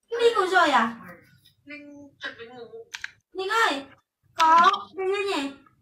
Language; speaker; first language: Vietnamese; non-native, learner; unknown